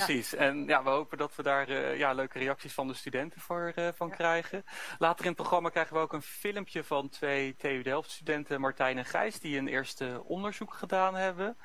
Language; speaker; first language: Dutch; native; Dutch